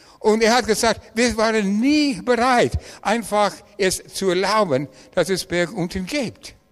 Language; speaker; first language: German; non-native, learner; English